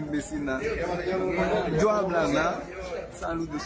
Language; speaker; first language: Spanish; non-native, learner; Haitian Creole